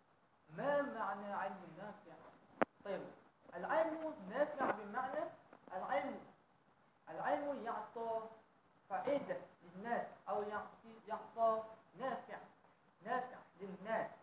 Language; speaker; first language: Arabic; non-native, learner; Malay